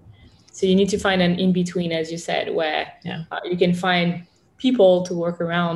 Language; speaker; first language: English; non-native, fluent; French